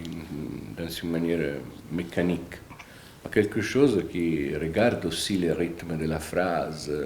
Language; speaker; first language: French; non-native, fluent; Italian